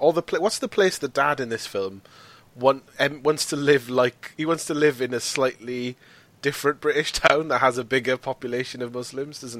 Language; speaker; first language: English; native; English